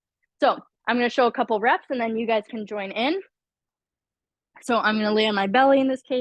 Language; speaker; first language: English; native; English